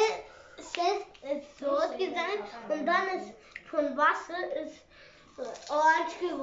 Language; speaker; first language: German; early bilingual, other home language; Urdu